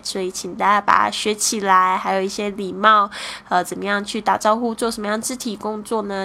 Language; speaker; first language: Chinese; native; Chinese